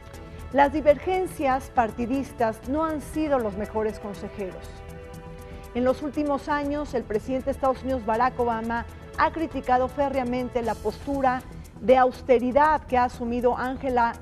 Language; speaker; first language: Spanish; native; Spanish